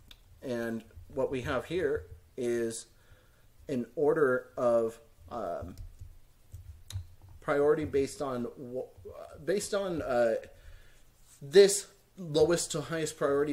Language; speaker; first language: English; native; English